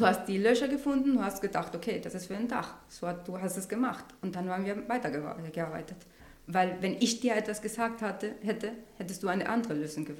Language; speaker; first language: German; non-native, learner; Spanish